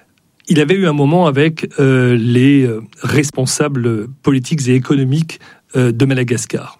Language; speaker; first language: French; native; French